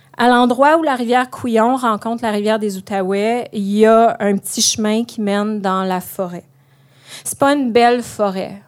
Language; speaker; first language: French; native; French